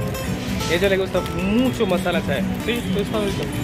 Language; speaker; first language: Spanish; non-native, learner; Hindi